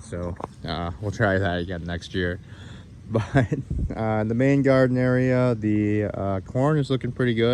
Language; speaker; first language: English; native; English